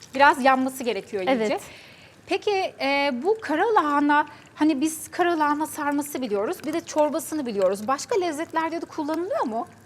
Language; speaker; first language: Turkish; native; Turkish